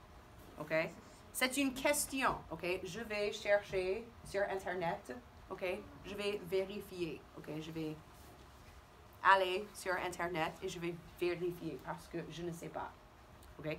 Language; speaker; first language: French; non-native, fluent; English